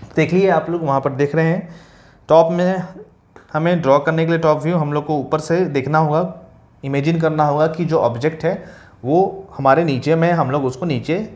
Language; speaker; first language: Hindi; native; Hindi